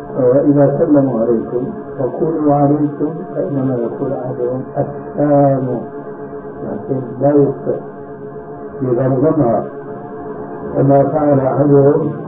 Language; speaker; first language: Arabic; early bilingual, other home language; Albanian